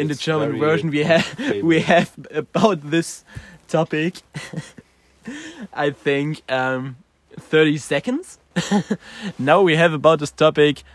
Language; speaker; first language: English; non-native, learner; German